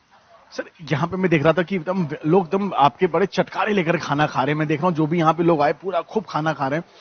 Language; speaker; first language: Hindi; native; Hindi